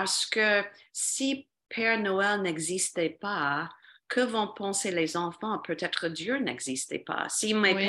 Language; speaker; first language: French; non-native, fluent; English